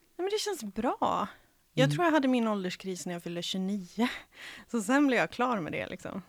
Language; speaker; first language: Swedish; early bilingual, other home language; Serbian